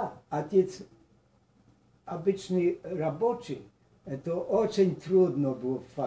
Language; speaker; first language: Russian; non-native, learner; Polish